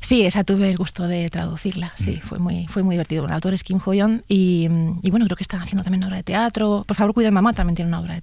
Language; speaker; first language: Spanish; native; Spanish